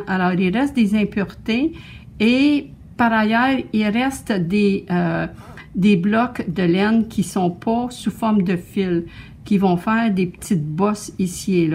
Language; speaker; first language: French; native; French